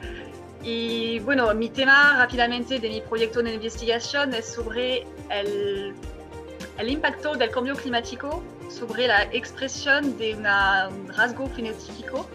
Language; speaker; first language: Spanish; non-native, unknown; French